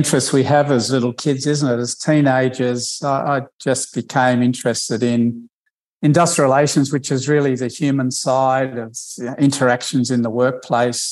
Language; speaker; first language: English; native; English